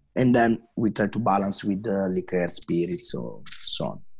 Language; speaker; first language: English; non-native, fluent; Italian